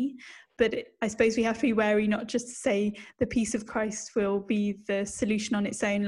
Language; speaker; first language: English; native; English